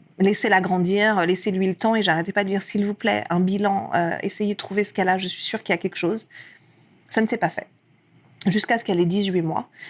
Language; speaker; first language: French; early bilingual, other home language; Persian